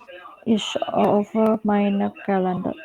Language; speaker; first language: German; non-native, learner; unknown